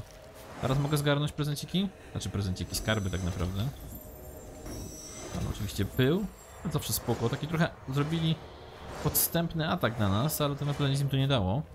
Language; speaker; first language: Polish; native; Polish